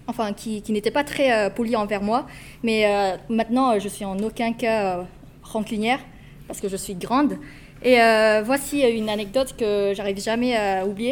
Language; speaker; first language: French; non-native, fluent; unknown